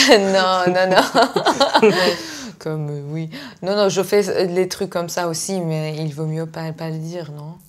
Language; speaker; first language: French; non-native, fluent; Persian